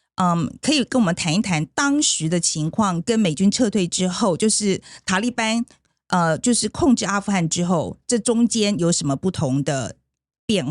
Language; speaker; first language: Chinese; native; Chinese